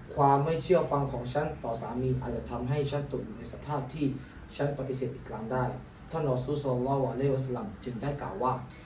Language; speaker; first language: Thai; non-native, local second language; Pattani Malay